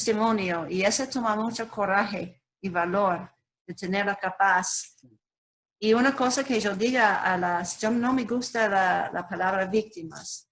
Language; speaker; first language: Spanish; non-native, learner; English